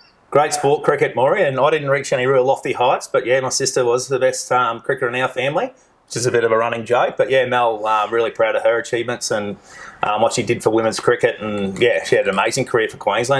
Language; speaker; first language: English; native; English